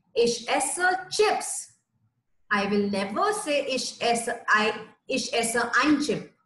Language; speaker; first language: German; non-native, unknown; Hindi